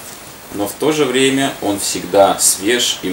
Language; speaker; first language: Russian; native; Russian